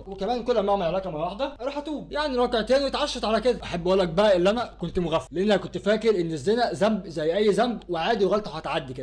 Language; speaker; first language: Arabic; native; Arabic